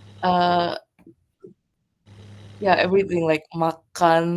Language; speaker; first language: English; non-native, fluent; Japanese